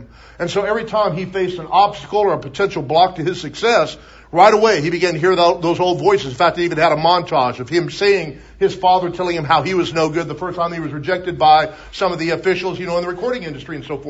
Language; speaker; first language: English; native; English